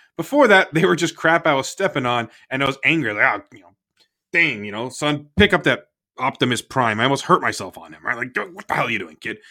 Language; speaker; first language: English; native; English